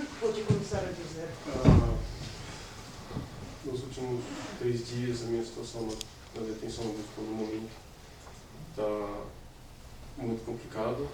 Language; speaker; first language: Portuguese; non-native, learner; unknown